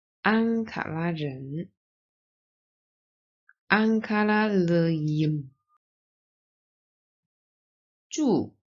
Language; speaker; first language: Chinese; non-native, learner; Turkish